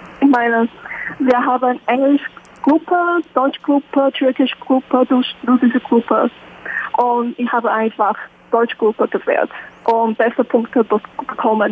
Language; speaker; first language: German; non-native, learner; Chinese